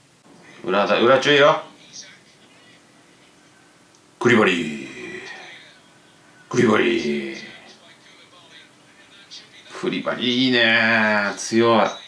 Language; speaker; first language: Japanese; native; Japanese